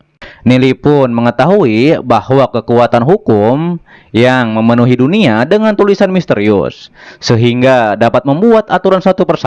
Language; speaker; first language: Indonesian; native; Indonesian